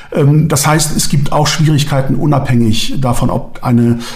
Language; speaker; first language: German; non-native, local second language; Turkish